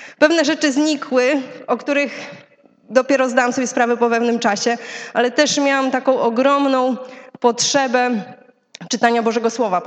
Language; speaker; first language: Polish; native; Polish